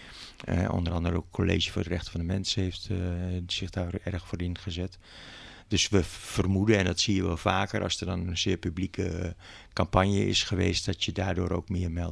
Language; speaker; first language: Dutch; native; Dutch